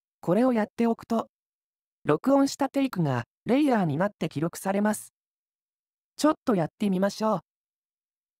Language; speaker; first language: Japanese; native; Japanese